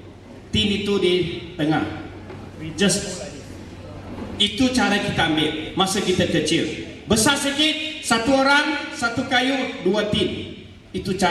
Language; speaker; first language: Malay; non-native, local second language; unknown